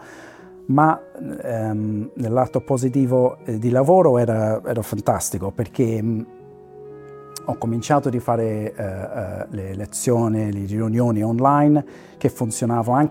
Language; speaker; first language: Italian; non-native, fluent; English